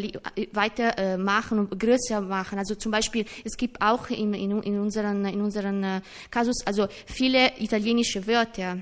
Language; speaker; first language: German; non-native, learner; Italian